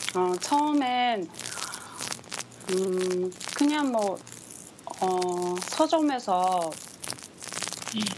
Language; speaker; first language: Korean; non-native, learner; Japanese